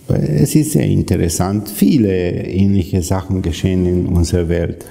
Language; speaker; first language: German; non-native, fluent; Hungarian